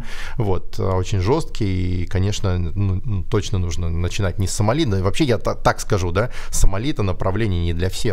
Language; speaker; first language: Russian; native; Russian